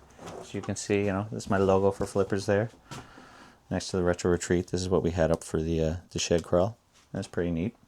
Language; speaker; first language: English; native; English